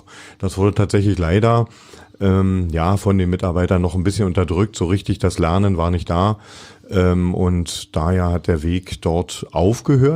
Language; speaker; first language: German; native; German